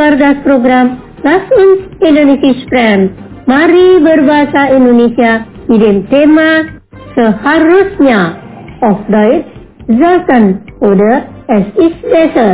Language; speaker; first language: German; non-native, fluent; Indonesian